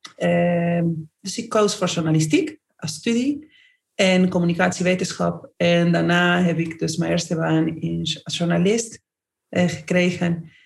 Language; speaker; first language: Dutch; non-native, fluent; Spanish